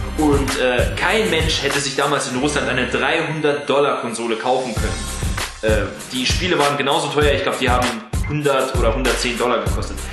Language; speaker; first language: German; early bilingual, other home language; Russian